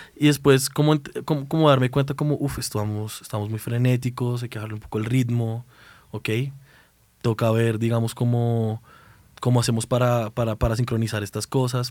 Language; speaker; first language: Spanish; native; Spanish